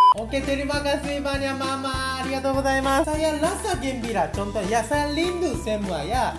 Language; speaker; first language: Malay; non-native, learner; Japanese